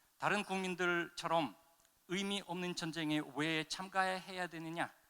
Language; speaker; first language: Korean; non-native, fluent; Russian